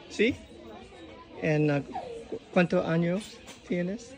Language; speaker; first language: Spanish; non-native, learner; English